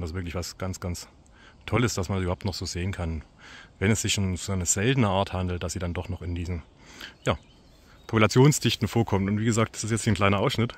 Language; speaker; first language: German; native; German